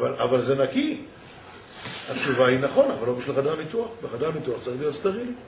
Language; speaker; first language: Hebrew; native; Hebrew